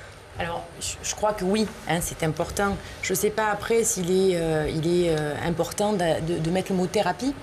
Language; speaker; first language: French; native; French